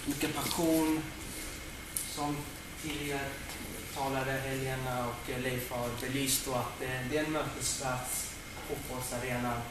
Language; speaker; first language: Swedish; native; Swedish